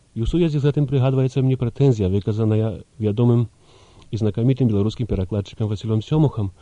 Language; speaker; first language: Belarusian; early bilingual, heritage; Belarusian